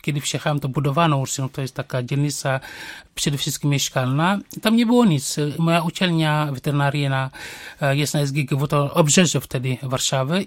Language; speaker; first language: Polish; non-native, fluent; Wolof